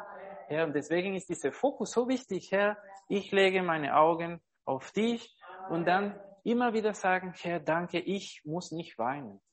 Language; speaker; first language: German; non-native, fluent; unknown